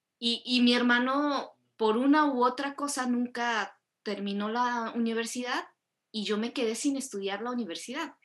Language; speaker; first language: Spanish; early bilingual, other home language; Korean